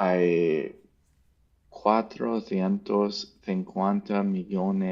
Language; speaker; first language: Spanish; non-native, learner; English